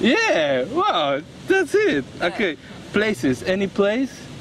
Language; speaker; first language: English; non-native, fluent; Spanish